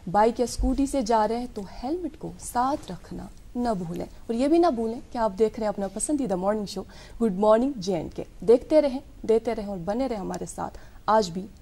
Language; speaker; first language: Hindi; non-native, local second language; Kashmiri